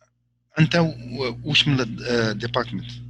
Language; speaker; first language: Arabic; native; Arabic